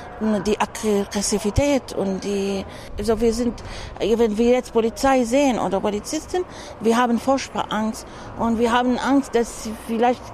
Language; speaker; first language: German; non-native, learner; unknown